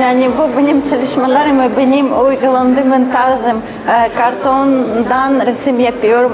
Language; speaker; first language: Turkish; non-native, fluent; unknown